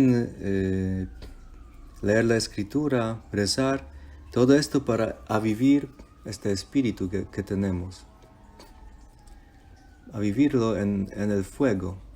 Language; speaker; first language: Spanish; non-native, fluent; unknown